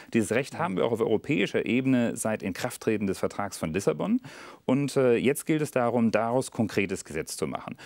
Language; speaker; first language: German; native; German